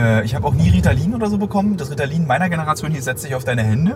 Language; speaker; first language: German; native; German